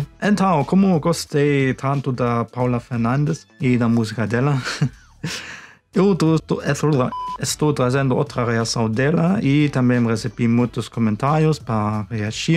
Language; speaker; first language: Portuguese; non-native, fluent; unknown